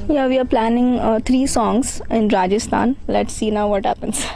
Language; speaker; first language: Hindi; non-native, local second language; Marathi